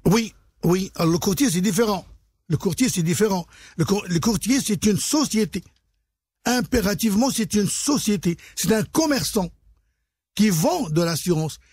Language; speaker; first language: French; non-native, local second language; Arabic